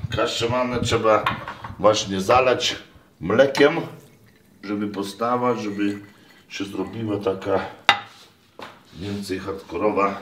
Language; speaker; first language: Polish; non-native, fluent; Lithuanian